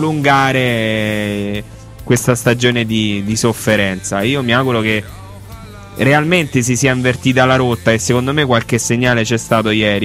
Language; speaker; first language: Italian; native; Italian